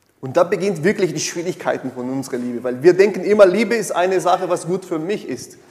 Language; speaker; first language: German; non-native, fluent; Portuguese